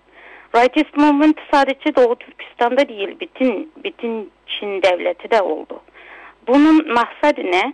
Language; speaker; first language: Turkish; non-native, local second language; Uyghur